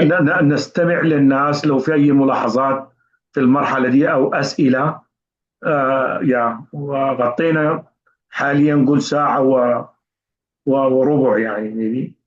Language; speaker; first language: Arabic; native; Arabic